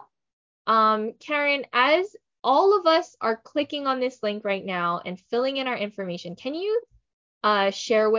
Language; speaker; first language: English; native; English